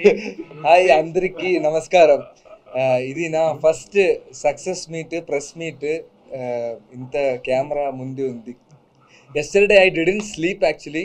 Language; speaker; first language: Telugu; non-native, learner; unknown